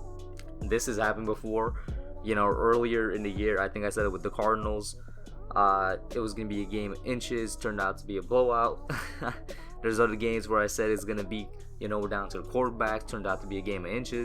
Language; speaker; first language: English; native; English